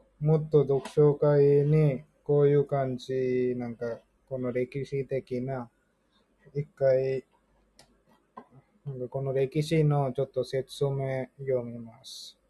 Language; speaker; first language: Japanese; non-native, learner; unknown